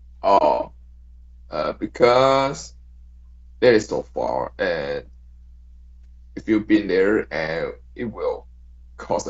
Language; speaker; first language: English; non-native, learner; Chinese